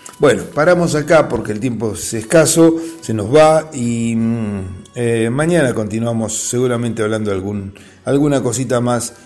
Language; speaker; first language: Spanish; native; Spanish